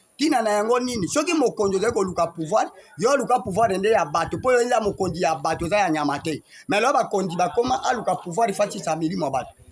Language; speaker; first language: Lingala; native; Lingala